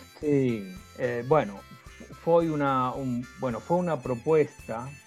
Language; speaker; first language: Portuguese; non-native, learner; Spanish